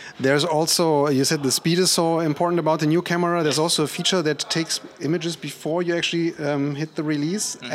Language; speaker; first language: English; non-native, fluent; German